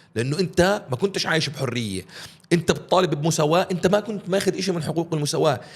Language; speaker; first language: Arabic; early bilingual, heritage; Arabic